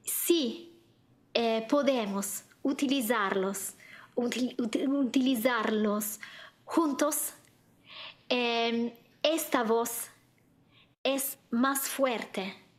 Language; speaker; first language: Spanish; non-native, learner; Italian